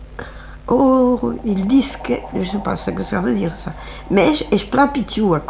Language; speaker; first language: French; native; French